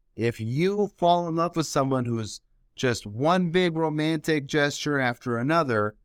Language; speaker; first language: English; native; English